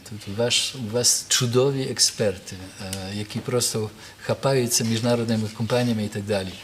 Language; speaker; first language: Ukrainian; early bilingual, heritage; Ukrainian